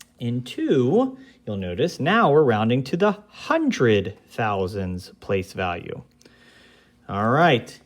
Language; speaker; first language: English; native; English